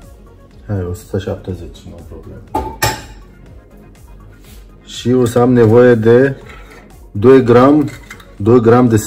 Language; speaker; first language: Romanian; non-native, learner; Arabic